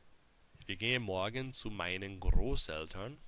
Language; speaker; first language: German; non-native, fluent; English